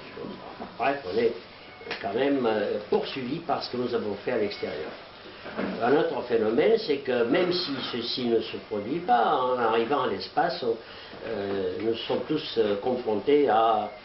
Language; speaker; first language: French; native; French